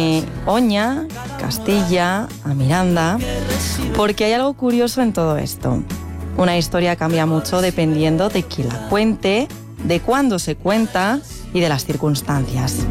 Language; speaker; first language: Spanish; native; Spanish